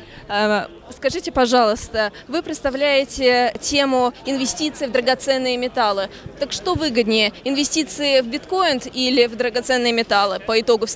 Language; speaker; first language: Russian; native; Russian